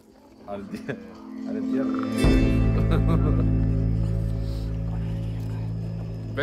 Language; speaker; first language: Spanish; native; Spanish